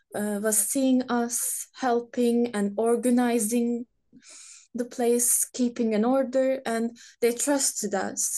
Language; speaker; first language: English; non-native, fluent; Turkish